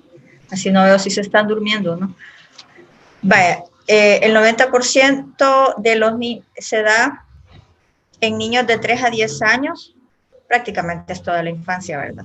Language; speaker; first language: Spanish; native; Spanish